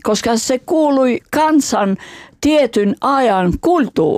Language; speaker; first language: Finnish; non-native, fluent; Albanian